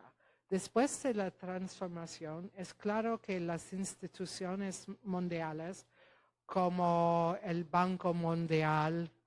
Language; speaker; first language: Spanish; non-native, fluent; Polish